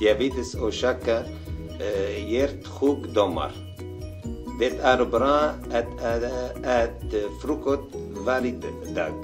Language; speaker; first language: Swedish; non-native, learner; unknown